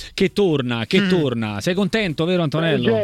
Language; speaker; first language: Italian; native; Italian